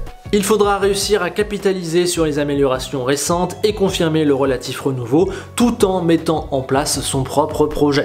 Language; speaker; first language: French; native; French